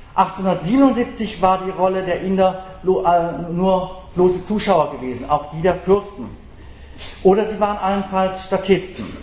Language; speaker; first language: German; native; German